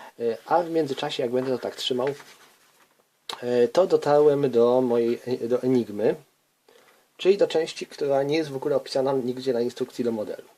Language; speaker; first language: Polish; native; Polish